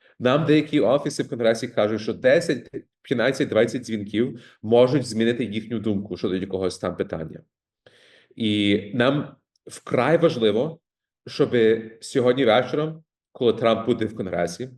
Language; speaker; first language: Ukrainian; early bilingual, heritage; Ukrainian